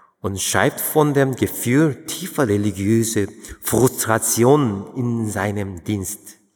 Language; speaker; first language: German; non-native, fluent; Korean